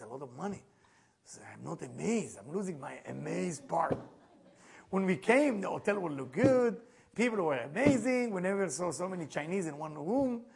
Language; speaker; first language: English; non-native, fluent; Hebrew